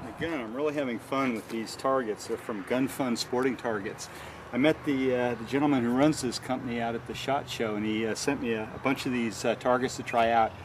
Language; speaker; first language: English; native; English